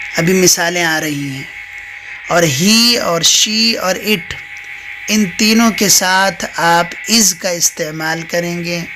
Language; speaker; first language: Urdu; native; Urdu